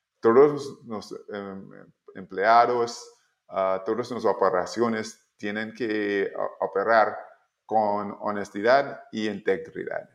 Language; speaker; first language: Spanish; non-native, learner; English